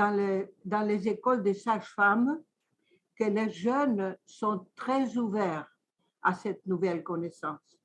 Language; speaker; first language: French; non-native, fluent; Greek